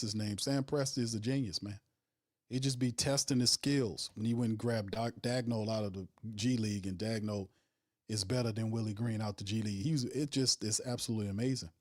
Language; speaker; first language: English; native; English